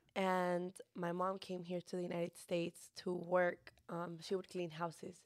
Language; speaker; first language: English; early bilingual, other home language; Spanish